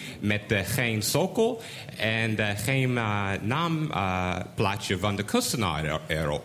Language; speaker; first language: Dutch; non-native, learner; English